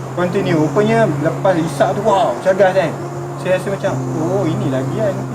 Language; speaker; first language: Malay; native; Malay